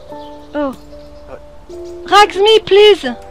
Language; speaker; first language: English; non-native, learner; French